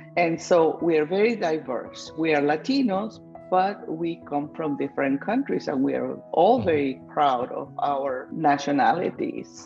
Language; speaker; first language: English; non-native, fluent; Spanish